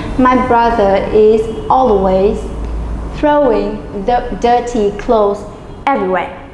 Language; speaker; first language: English; non-native, fluent; Vietnamese